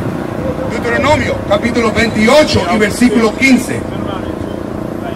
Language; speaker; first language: Spanish; non-native, learner; English